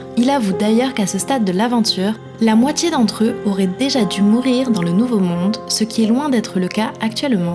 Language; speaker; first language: French; native; French